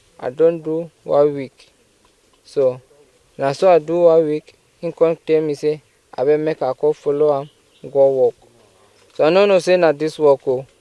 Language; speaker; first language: Nigerian Pidgin; non-native, local second language; Fula